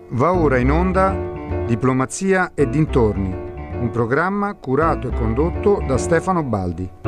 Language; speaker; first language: Italian; native; Italian